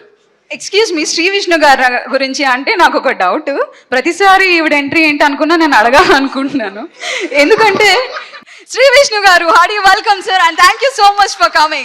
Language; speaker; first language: Telugu; native; Telugu